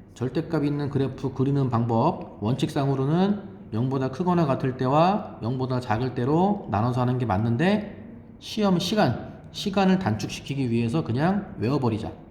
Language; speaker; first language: Korean; native; Korean